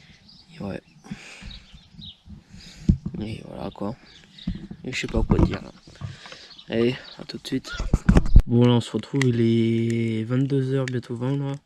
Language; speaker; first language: French; native; French